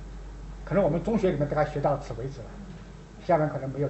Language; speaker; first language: Chinese; native; Chinese